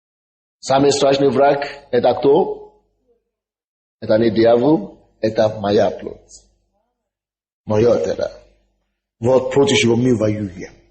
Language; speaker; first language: Russian; non-native, fluent; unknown